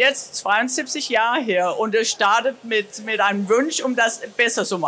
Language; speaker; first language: German; non-native, learner; Danish